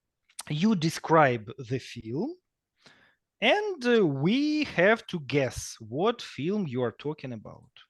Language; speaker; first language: English; non-native, fluent; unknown